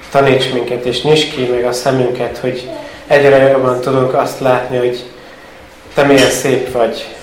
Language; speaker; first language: Hungarian; early bilingual, heritage; Hungarian